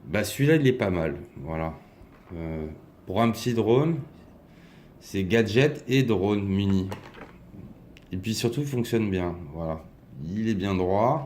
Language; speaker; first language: French; native; French